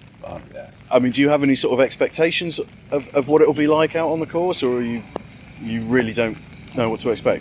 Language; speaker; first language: English; native; English